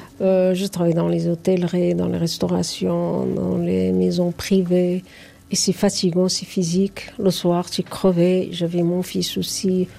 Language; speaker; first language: French; non-native, fluent; Arabic